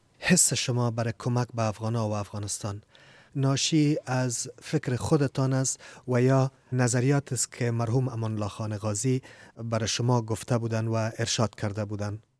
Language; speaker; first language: Persian; native; Persian